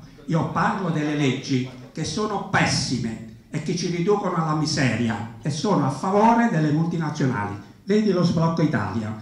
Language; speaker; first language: Italian; native; Italian